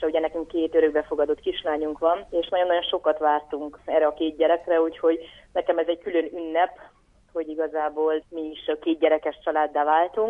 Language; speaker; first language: Hungarian; native; Hungarian